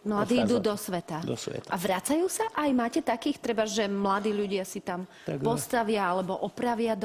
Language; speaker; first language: Slovak; native; Slovak